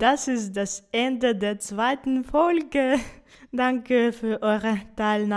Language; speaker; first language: German; non-native, fluent; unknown